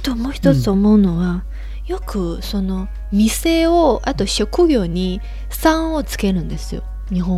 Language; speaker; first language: Japanese; non-native, fluent; Chinese